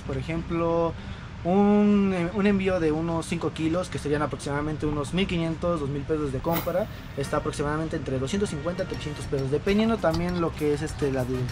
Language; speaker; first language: Spanish; native; Spanish